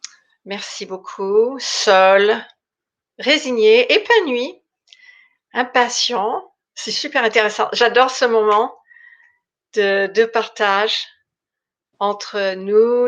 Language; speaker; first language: French; non-native, fluent; English